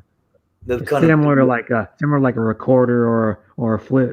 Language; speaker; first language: English; native; English